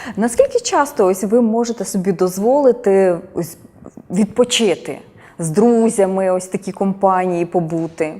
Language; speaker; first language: Ukrainian; native; Ukrainian